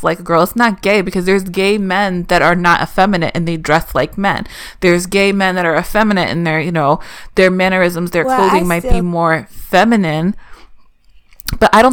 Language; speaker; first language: English; native; English